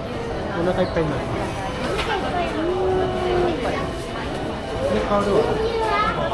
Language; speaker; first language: Japanese; native; Japanese